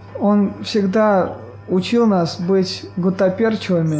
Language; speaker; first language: Russian; native; Russian